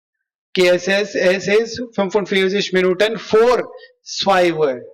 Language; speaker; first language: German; non-native, learner; Hindi